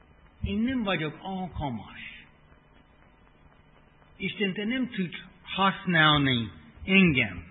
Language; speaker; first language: Hungarian; non-native, fluent; English